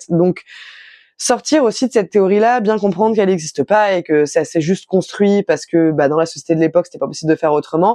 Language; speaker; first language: French; native; French